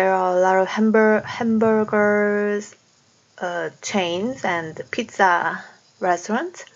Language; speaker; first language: English; non-native, learner; Korean